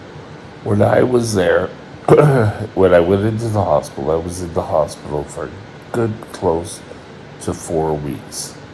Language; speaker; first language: English; native; English